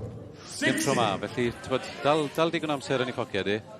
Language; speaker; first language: Welsh; native; Welsh